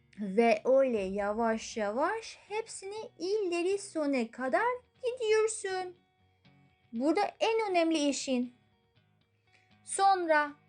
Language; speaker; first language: Turkish; non-native, fluent; Persian